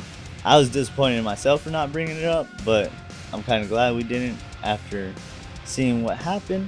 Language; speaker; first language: English; native; English